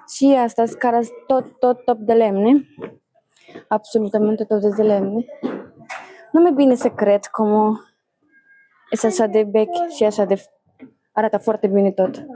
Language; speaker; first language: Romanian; non-native, learner; Spanish